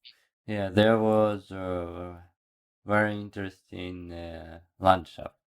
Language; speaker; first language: English; non-native, learner; Ukrainian